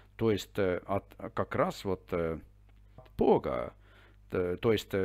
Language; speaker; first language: Russian; non-native, fluent; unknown